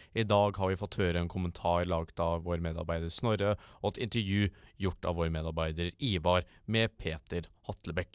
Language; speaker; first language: Norwegian; native; Norwegian